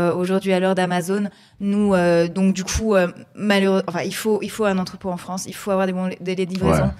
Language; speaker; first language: French; native; French